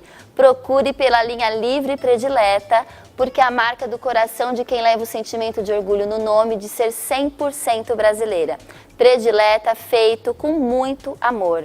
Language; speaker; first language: Portuguese; native; Portuguese